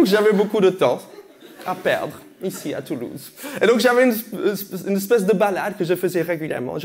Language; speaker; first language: French; non-native, fluent; English